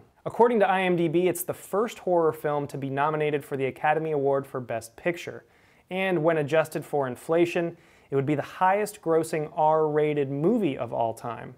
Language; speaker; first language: English; native; English